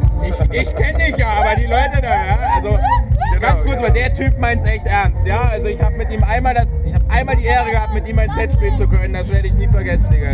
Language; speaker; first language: German; native; German